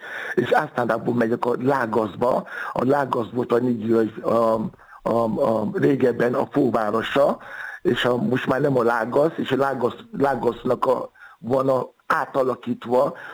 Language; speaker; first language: Hungarian; non-native, fluent; Yoruba